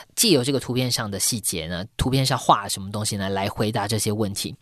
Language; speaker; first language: Chinese; native; Chinese